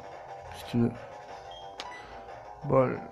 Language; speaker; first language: French; native; French